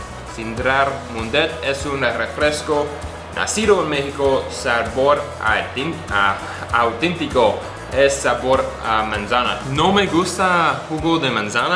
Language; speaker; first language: Spanish; non-native, learner; English